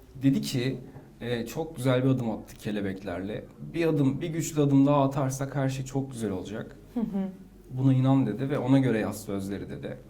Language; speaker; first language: Turkish; native; Turkish